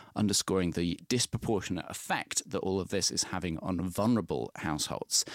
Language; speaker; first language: English; native; English